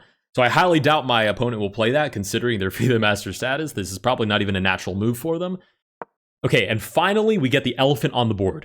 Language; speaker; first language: English; native; English